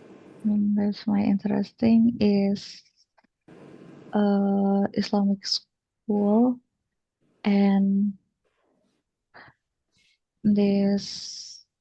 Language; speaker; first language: English; non-native, learner; Indonesian